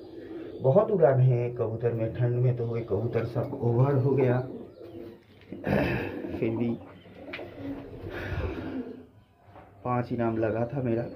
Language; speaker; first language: Hindi; non-native, local second language; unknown